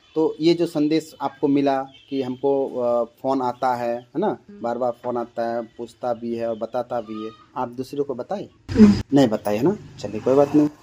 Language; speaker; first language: Hindi; native; Hindi